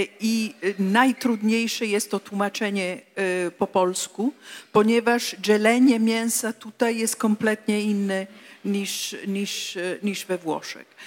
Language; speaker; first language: Polish; non-native, fluent; Italian